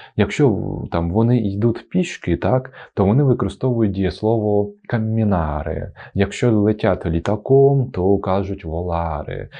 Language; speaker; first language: Ukrainian; non-native, fluent; Italian